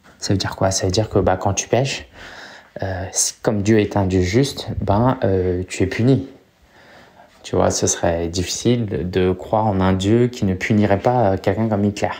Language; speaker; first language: French; early bilingual, other home language; Chinese